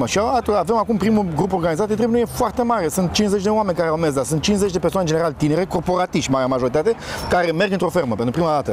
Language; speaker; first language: Romanian; native; Romanian